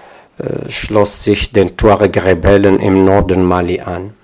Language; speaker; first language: German; non-native, learner; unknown